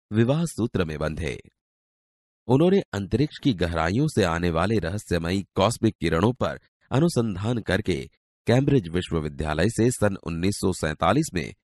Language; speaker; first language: Hindi; non-native, local second language; Gujarati